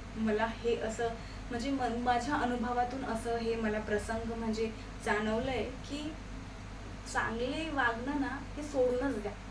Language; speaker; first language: Marathi; non-native, local second language; Hindi